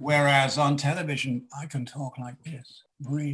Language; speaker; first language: English; native; English